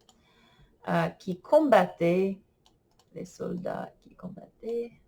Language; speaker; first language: French; non-native, fluent; English